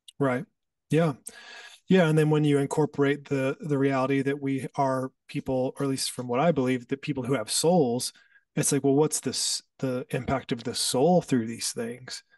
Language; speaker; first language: English; native; English